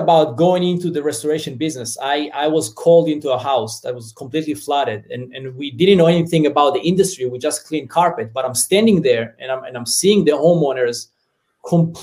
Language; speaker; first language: English; non-native, fluent; Hebrew